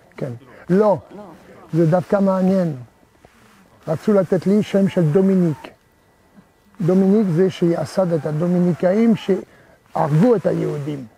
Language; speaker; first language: Hebrew; non-native, fluent; French